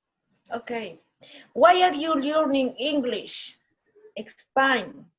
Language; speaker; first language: English; non-native, learner; Spanish